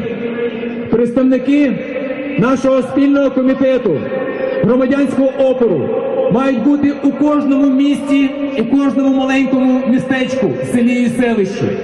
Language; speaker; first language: Ukrainian; native; Ukrainian